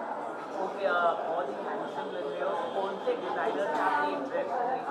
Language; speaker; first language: Hindi; native; Hindi